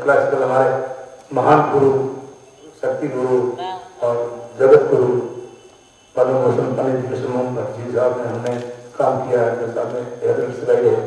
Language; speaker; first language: Hindi; native; Hindi